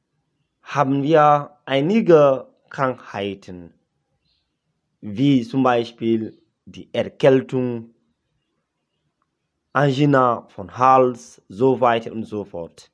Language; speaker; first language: German; non-native, learner; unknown